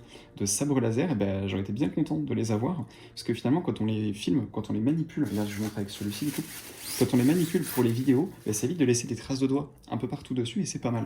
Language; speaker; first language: French; native; French